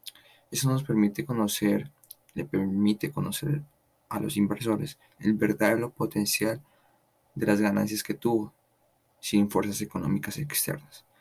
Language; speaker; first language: Spanish; native; Spanish